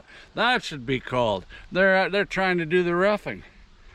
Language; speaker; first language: English; native; English